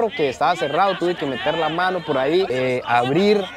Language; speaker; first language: Spanish; native; Spanish